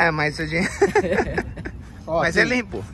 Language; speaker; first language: Portuguese; non-native, learner; English